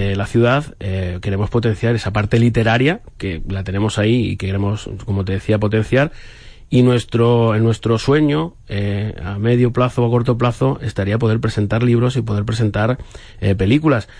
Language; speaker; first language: Spanish; native; Spanish